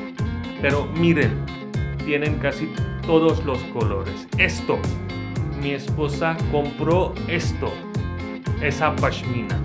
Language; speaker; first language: Spanish; non-native, fluent; Hindi